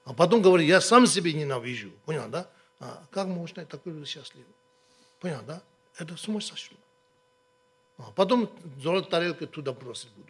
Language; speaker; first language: Russian; non-native, learner; Tibetan